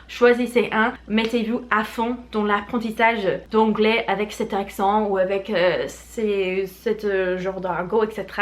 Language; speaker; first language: French; non-native, fluent; English